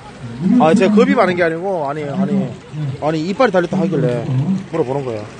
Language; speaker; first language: Korean; native; Korean